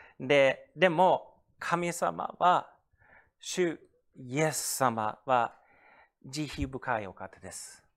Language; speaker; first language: Japanese; non-native, fluent; English